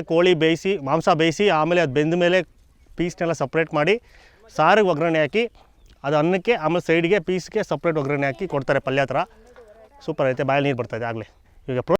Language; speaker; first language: Kannada; native; Kannada